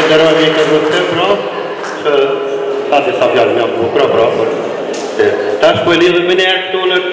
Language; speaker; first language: Albanian; native; Albanian